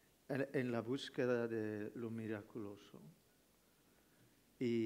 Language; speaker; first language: Spanish; non-native, fluent; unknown